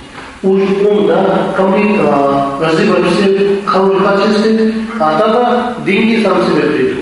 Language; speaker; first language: Russian; non-native, learner; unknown